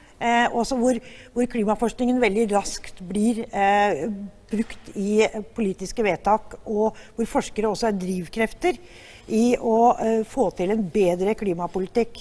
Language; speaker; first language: Norwegian; native; Norwegian